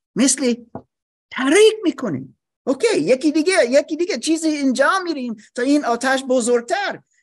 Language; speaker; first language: Persian; non-native, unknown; English